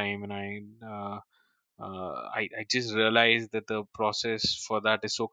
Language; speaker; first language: English; non-native, local second language; Hindi